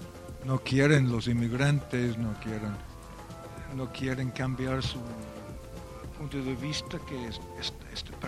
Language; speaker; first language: Spanish; non-native, fluent; Welsh